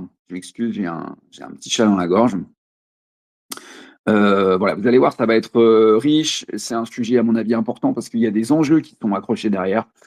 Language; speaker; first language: French; native; French